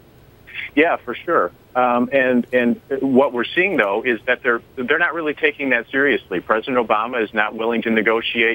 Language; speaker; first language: English; native; English